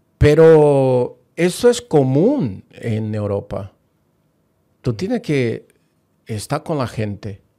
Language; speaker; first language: Spanish; non-native, fluent; Portuguese